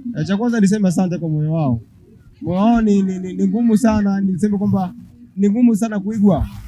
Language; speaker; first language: Swahili; native; Swahili